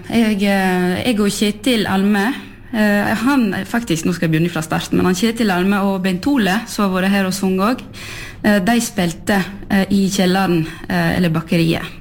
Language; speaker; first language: Norwegian; early bilingual, heritage; French